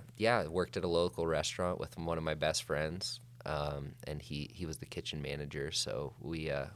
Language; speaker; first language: English; native; English